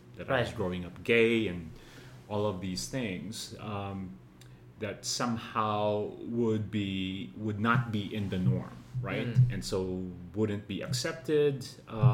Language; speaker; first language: English; non-native, local second language; Filipino